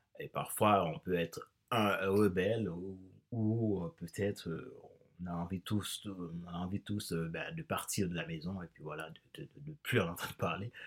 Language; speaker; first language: French; non-native, local second language; Haitian Creole